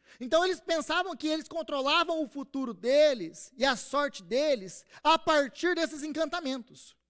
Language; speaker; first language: Portuguese; native; Portuguese